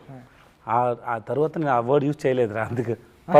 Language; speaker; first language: Telugu; non-native, learner; Tamil